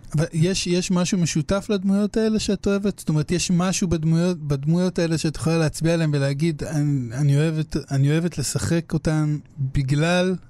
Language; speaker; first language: Hebrew; native; Hebrew